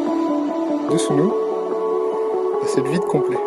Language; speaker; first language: French; native; French